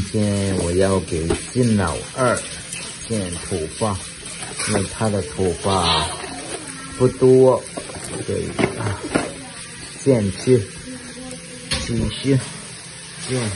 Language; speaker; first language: Chinese; non-native, fluent; Korean